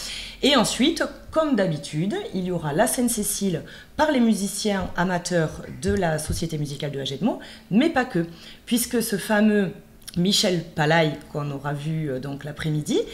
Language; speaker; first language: French; native; French